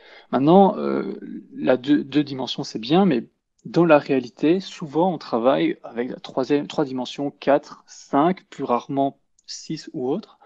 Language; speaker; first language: French; native; French